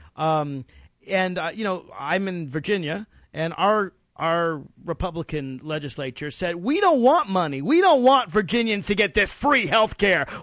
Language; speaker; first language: English; native; English